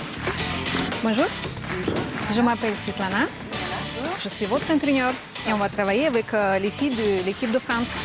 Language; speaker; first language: French; non-native, fluent; Russian